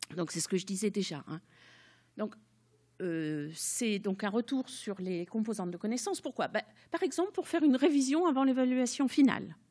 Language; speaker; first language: French; native; French